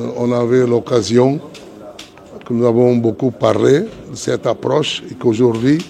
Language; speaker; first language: French; non-native, fluent; Portuguese